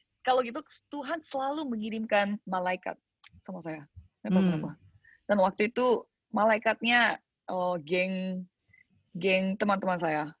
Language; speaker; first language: Indonesian; early bilingual, other home language; Korean